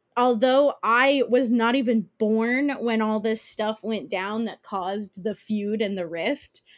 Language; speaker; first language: English; early bilingual, other home language; Italian